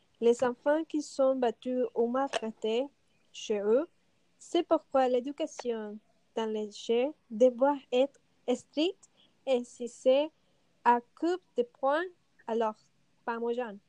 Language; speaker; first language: French; non-native, learner; Spanish